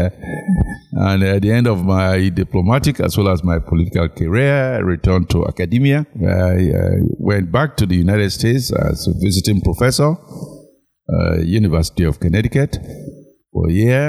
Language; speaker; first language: English; non-native, local second language; Krio